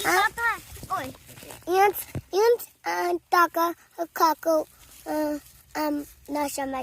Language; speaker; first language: Russian; early bilingual, heritage; Russian